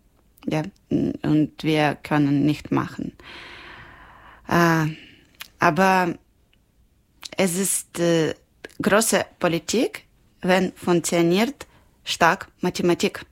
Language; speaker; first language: German; non-native, learner; Ukrainian